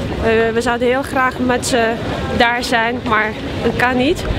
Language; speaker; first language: Dutch; non-native, fluent; Ukrainian